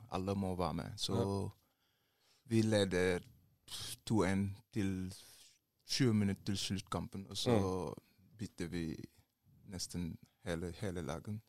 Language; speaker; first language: Norwegian; non-native, learner; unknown